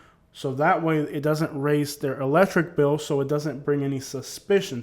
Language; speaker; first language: English; native; English